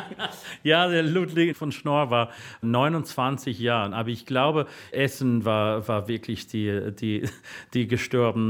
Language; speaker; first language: German; non-native, fluent; English